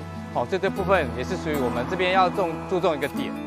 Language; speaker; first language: Chinese; native; Chinese